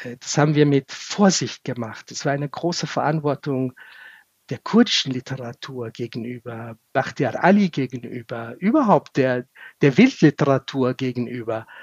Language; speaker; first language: German; non-native, fluent; Kurdish